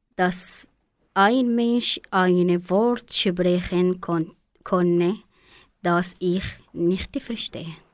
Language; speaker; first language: German; non-native, learner; Arabic